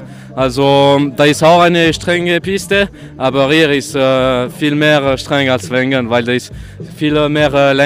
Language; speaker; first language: German; non-native, local second language; French